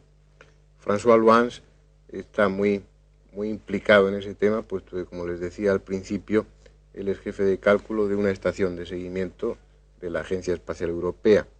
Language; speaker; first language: Spanish; native; Spanish